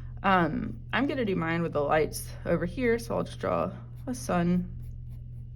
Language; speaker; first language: English; native; English